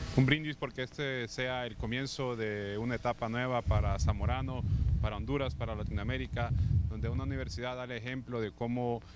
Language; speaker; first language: Spanish; native; Spanish